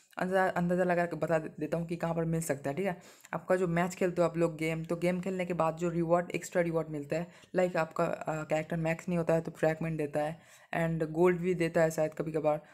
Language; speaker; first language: Hindi; non-native, local second language; Bangla